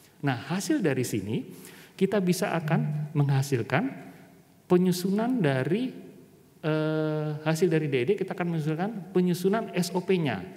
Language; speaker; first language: Indonesian; native; Indonesian